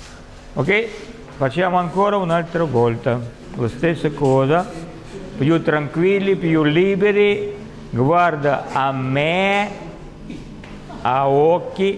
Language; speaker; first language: Italian; non-native, learner; Russian